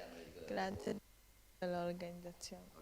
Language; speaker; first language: Italian; non-native, learner; Chinese